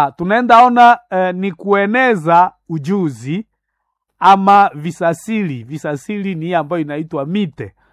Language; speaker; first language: Swahili; non-native, local second language; Nande